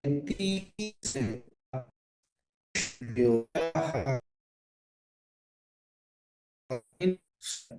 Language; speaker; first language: Chinese; non-native, learner; Urdu